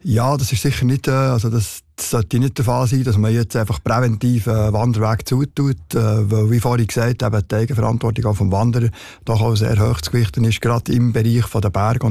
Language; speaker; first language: German; native; German